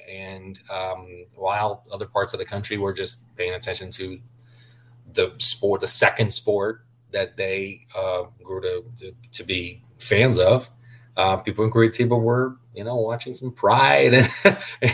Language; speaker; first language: English; non-native, fluent; Portuguese